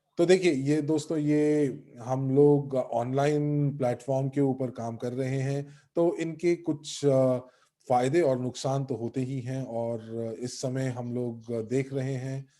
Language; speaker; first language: Hindi; native; Hindi